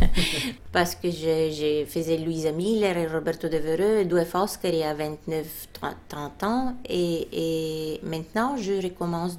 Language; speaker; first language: French; non-native, fluent; Bulgarian